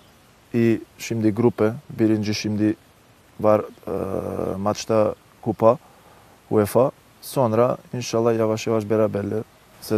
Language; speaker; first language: Turkish; non-native, learner; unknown